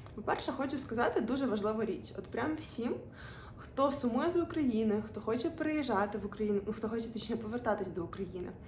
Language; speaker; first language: Ukrainian; non-native, local second language; Russian